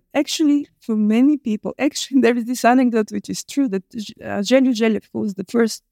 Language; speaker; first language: English; non-native, fluent; Bulgarian